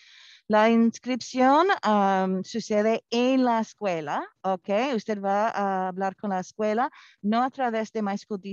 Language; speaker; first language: Spanish; non-native, fluent; English